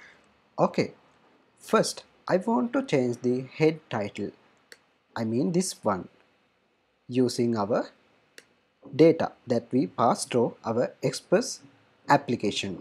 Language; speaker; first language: English; non-native, fluent; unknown